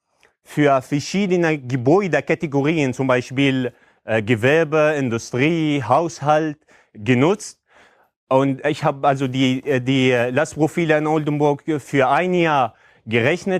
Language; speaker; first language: German; non-native, fluent; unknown